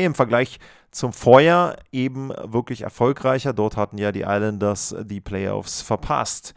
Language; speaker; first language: German; native; German